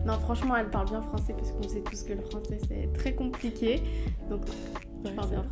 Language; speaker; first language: French; native; French